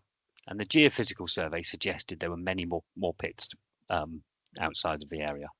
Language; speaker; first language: English; native; English